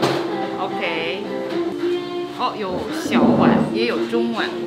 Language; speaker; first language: Chinese; non-native, fluent; Korean